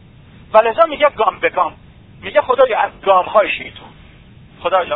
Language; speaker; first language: Persian; native; Persian